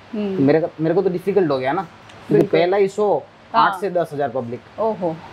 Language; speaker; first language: Hindi; non-native, local second language; Kachhi